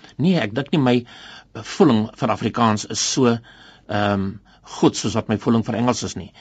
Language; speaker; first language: Afrikaans; non-native, local second language; English